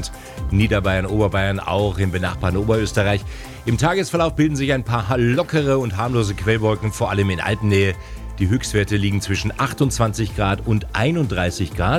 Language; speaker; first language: German; native; German